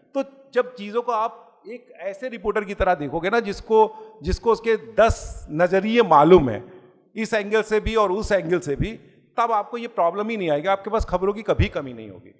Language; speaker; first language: Hindi; native; Hindi